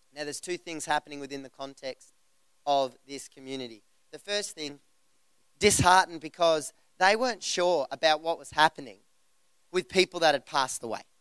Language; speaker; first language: English; native; English